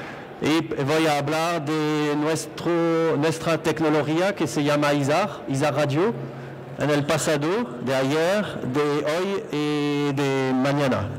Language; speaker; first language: Spanish; non-native, fluent; French